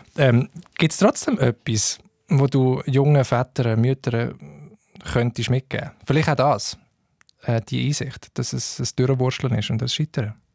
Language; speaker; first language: German; native; German